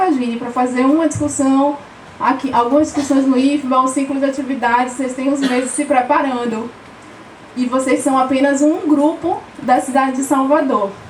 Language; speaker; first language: Portuguese; native; Portuguese